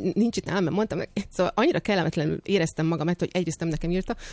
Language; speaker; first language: Hungarian; native; Hungarian